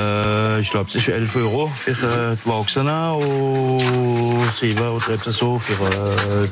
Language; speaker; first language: German; non-native, local second language; French